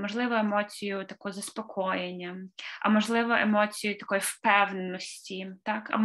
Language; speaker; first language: Ukrainian; native; Ukrainian